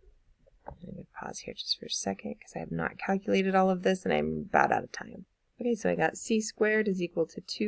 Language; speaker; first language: English; native; English